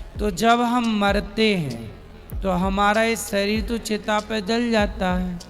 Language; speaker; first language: Hindi; native; Hindi